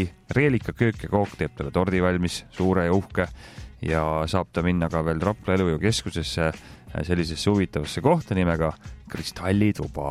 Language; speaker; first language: Estonian; native; Estonian